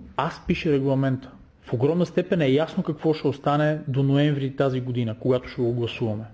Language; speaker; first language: Bulgarian; native; Bulgarian